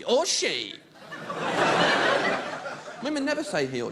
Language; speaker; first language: English; native; English